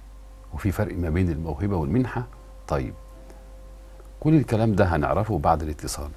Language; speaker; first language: Arabic; native; Arabic